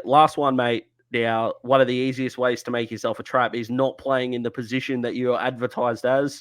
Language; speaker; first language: English; native; English